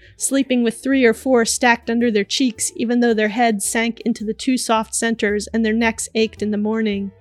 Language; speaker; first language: English; native; English